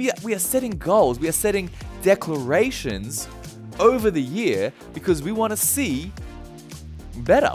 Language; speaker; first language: English; native; English